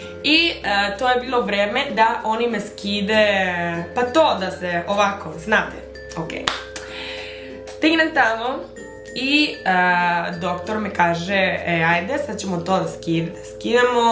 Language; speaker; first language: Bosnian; early bilingual, heritage; Spanish